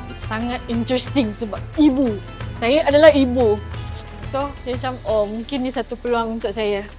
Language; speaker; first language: Malay; native; Malay